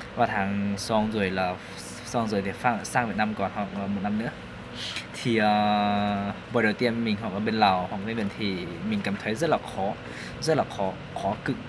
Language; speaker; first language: Vietnamese; non-native, fluent; Lao